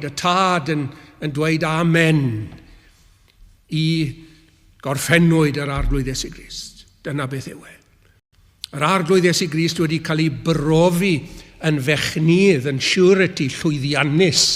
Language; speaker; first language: Welsh; native; Welsh